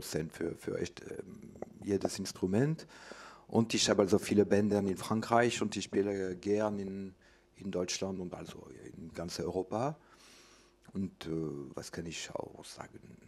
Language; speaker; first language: German; non-native, learner; French